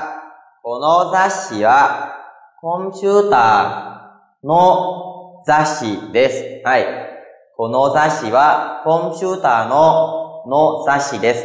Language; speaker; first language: Japanese; non-native, fluent; Khmer